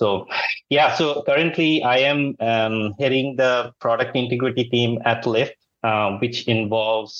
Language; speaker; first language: English; non-native, local second language; Bangla